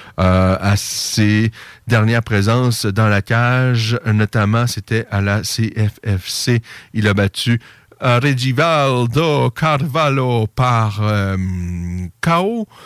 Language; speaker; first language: French; native; French